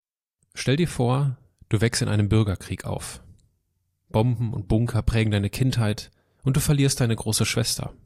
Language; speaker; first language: German; native; German